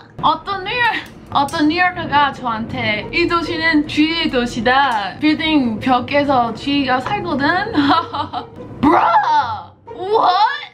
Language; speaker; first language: Korean; non-native, fluent; English